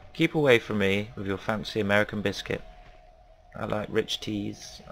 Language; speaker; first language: English; native; English